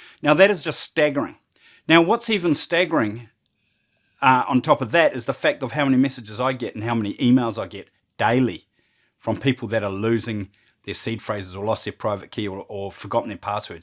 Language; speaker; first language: English; native; English